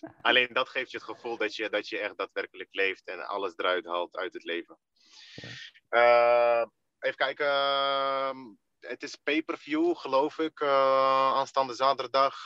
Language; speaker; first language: Dutch; early bilingual, other home language; Russian